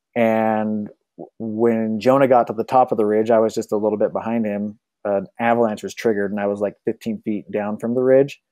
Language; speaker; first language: English; native; English